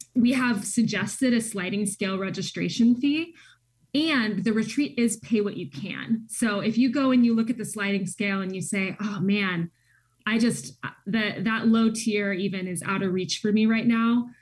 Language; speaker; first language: English; native; English